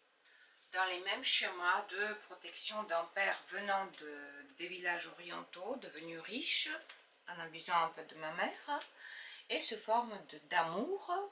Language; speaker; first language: French; non-native, fluent; Bulgarian